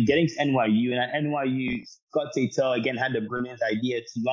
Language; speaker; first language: English; non-native, local second language; Akan